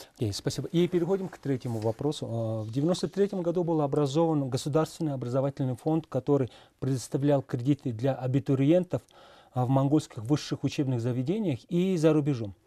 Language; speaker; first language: Russian; non-native, fluent; Mongolian